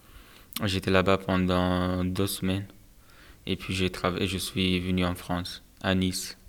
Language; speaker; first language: French; non-native, fluent; Persian